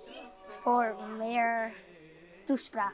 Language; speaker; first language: Dutch; early bilingual, other home language; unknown